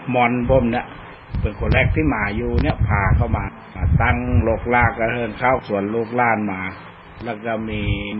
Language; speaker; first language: Thai; non-native, local second language; Lao